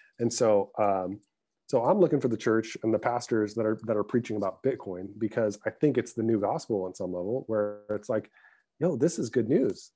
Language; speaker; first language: English; early bilingual, other home language; Arabic